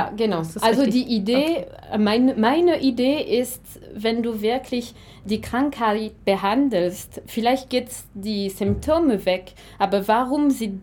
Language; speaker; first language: German; non-native, fluent; French